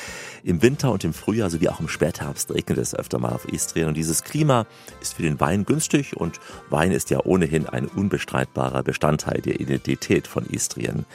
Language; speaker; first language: German; native; German